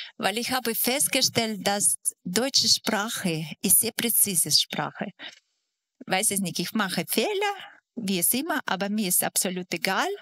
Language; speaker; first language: German; non-native, fluent; Russian